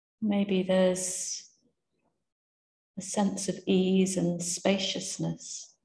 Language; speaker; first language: English; native; English